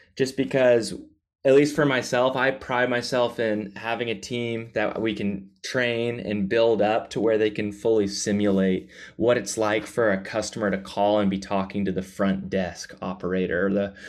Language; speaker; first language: English; native; English